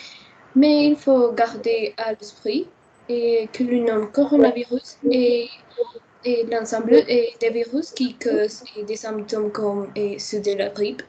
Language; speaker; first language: French; non-native, learner; Spanish